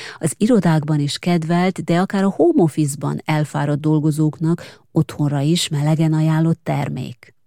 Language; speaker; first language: Hungarian; native; Hungarian